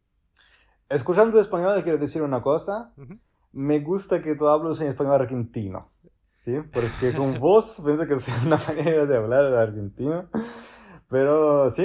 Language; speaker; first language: Spanish; non-native, fluent; Italian